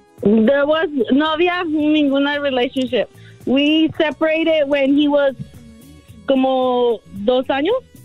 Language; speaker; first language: Spanish; early bilingual, heritage; Spanish